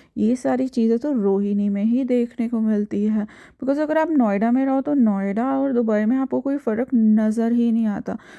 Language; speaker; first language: Hindi; native; Hindi